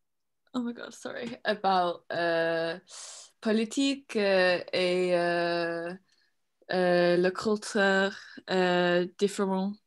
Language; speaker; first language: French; non-native, learner; English